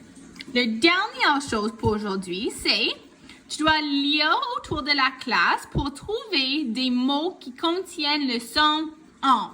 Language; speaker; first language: French; non-native, local second language; English